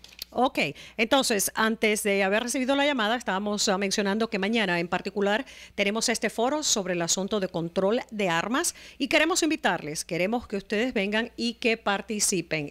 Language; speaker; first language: Spanish; native; Spanish